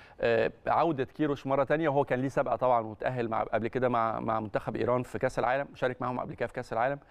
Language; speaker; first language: Arabic; native; Arabic